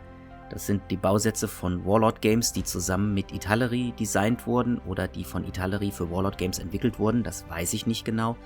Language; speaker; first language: German; native; German